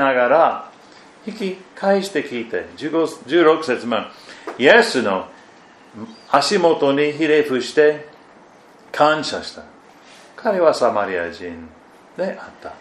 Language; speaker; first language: Japanese; non-native, fluent; German